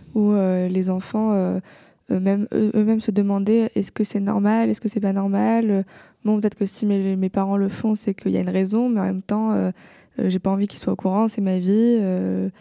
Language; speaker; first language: French; native; French